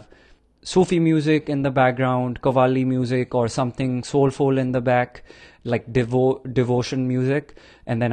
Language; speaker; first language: English; non-native, local second language; Punjabi